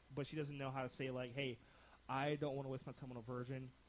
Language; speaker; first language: English; native; English